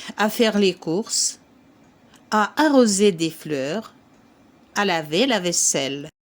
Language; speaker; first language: French; non-native, fluent; Ukrainian